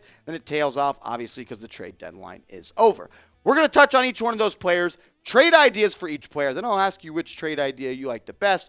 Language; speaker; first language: English; native; English